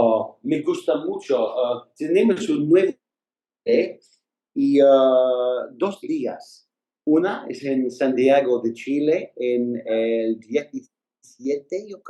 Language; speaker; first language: Spanish; non-native, learner; English